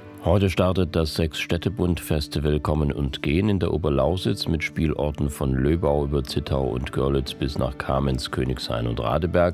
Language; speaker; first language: German; native; German